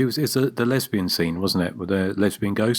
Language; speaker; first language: English; native; English